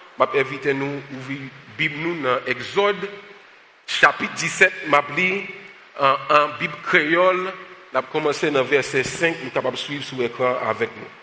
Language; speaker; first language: French; non-native, local second language; Haitian Creole